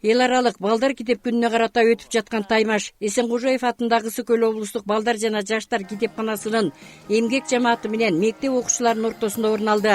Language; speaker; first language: Kyrgyz; native; Kyrgyz